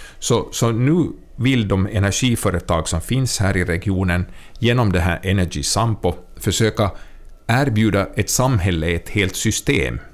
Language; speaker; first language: Swedish; native; Swedish